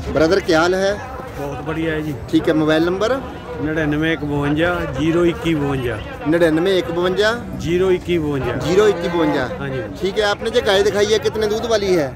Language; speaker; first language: Hindi; non-native, local second language; Punjabi